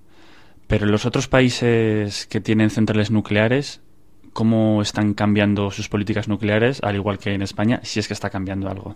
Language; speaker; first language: Spanish; native; Spanish